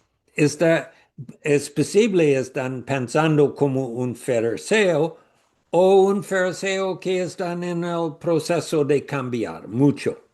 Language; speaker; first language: Spanish; non-native, learner; English